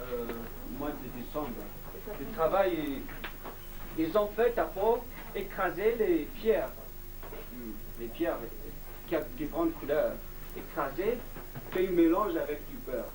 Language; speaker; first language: French; non-native, learner; Tibetan